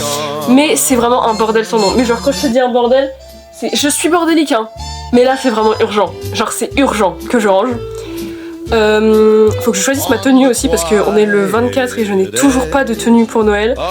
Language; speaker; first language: French; native; French